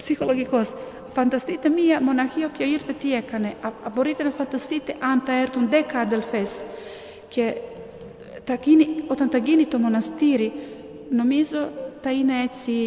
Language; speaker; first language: Greek; non-native, fluent; Serbian